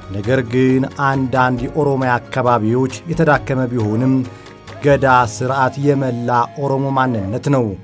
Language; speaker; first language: Amharic; non-native, local second language; Oromo